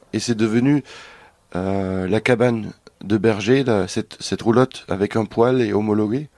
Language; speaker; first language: French; non-native, fluent; German